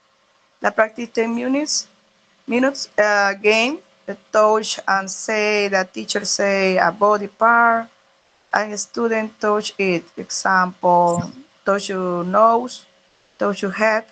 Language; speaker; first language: English; non-native, learner; Spanish